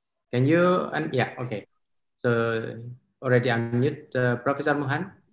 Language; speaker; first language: English; non-native, fluent; Indonesian